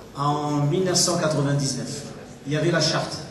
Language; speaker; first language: French; non-native, local second language; Arabic